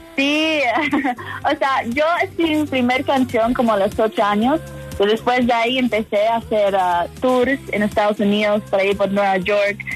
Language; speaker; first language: Spanish; non-native, fluent; English